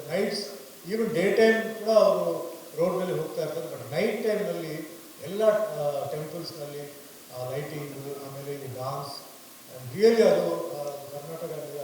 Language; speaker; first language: Kannada; non-native, fluent; Tulu